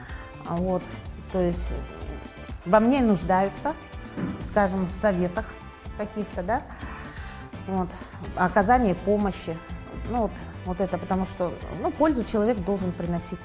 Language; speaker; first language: Russian; native; Russian